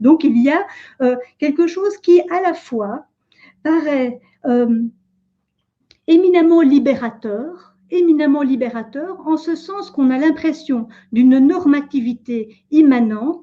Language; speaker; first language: French; native; French